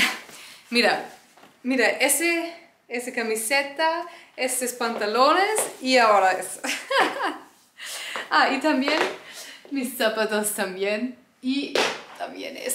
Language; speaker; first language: Spanish; non-native, learner; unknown